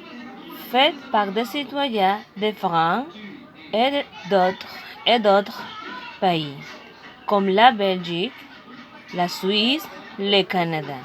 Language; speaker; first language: French; non-native, learner; Spanish